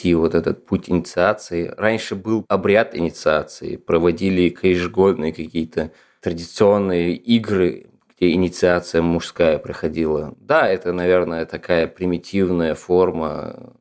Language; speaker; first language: Russian; non-native, local second language; Ingush